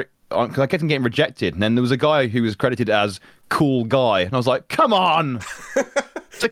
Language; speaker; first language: English; native; English